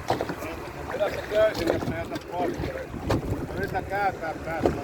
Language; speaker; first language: Finnish; native; Finnish